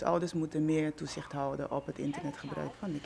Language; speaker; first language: Dutch; native; Dutch